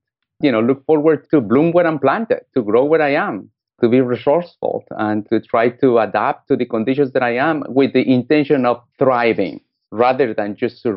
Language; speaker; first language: English; non-native, fluent; Spanish